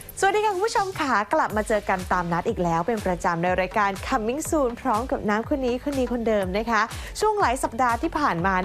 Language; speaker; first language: Thai; native; Thai